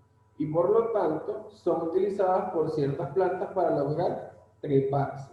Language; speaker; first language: Spanish; native; Spanish